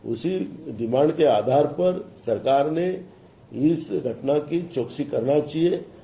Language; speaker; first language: Hindi; non-native, local second language; Marathi